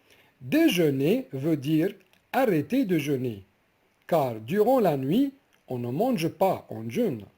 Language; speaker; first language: French; non-native, fluent; Arabic